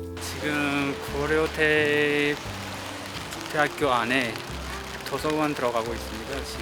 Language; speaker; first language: Korean; non-native, learner; Uzbek